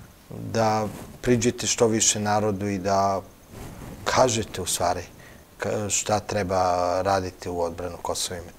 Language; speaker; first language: Croatian; native; Croatian